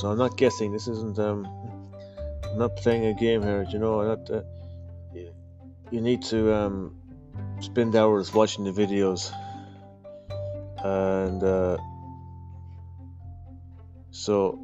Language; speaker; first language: English; native; English